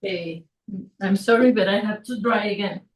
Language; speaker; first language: English; non-native, fluent; Spanish